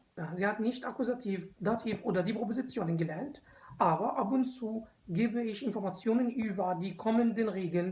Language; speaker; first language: German; non-native, fluent; Arabic